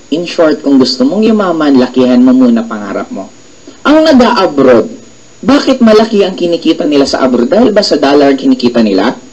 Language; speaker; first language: Filipino; native; Filipino